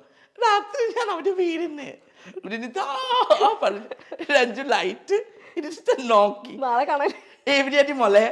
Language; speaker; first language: Malayalam; non-native, fluent; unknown